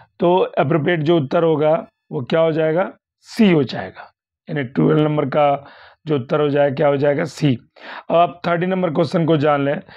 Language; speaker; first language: Hindi; native; Hindi